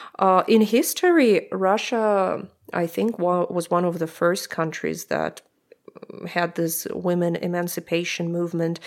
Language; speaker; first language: English; non-native, fluent; Russian